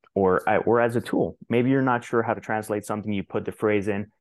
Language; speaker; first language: English; non-native, fluent; Spanish